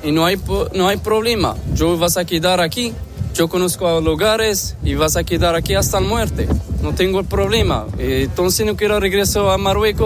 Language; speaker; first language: Spanish; non-native, learner; Arabic